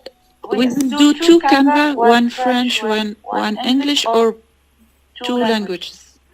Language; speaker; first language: English; non-native, learner; Italian